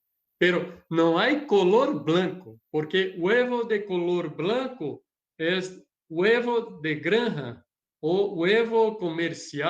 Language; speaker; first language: Spanish; non-native, learner; Portuguese